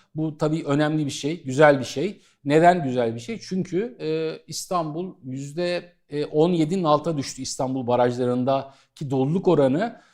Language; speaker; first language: Turkish; native; Turkish